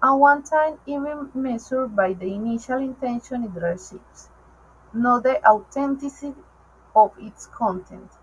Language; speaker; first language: English; non-native, learner; Spanish